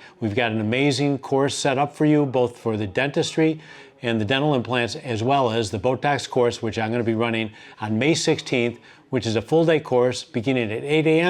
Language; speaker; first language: English; native; English